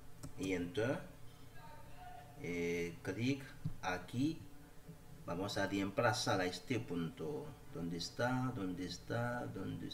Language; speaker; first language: Spanish; non-native, learner; Haitian Creole